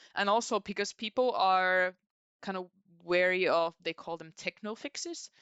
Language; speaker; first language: English; non-native, fluent; Finnish